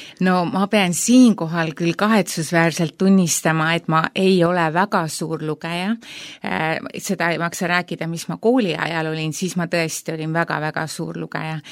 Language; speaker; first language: Estonian; native; Estonian